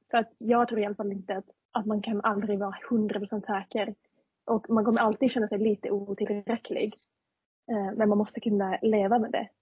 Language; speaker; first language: Swedish; non-native, fluent; Finnish